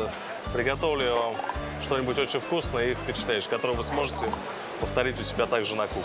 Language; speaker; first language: Russian; native; Russian